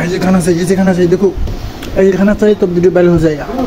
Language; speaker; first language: Hindi; non-native, local second language; Bangla